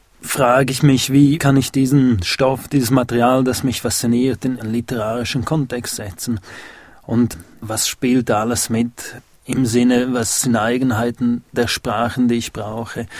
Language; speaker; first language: German; non-native, local second language; Romansh